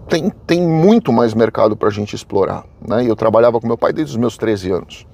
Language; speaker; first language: Portuguese; native; Portuguese